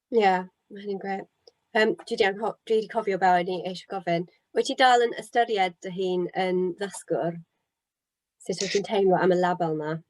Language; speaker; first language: Welsh; non-native, local second language; English